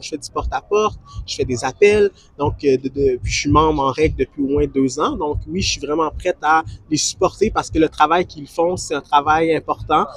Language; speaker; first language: French; native; French